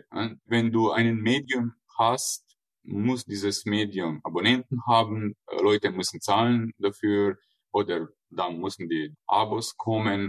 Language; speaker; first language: German; non-native, fluent; Slovenian